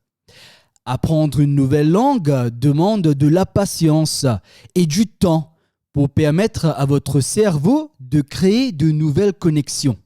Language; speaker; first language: French; native; French